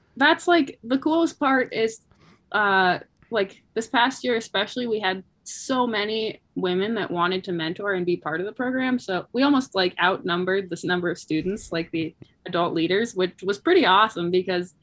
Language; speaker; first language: English; native; English